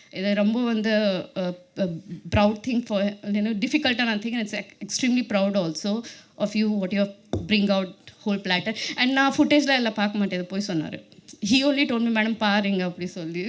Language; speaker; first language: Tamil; non-native, learner; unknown